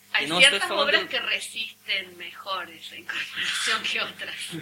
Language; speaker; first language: Portuguese; non-native, learner; Spanish